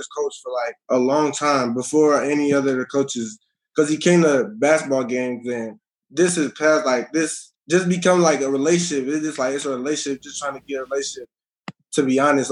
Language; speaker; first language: English; native; English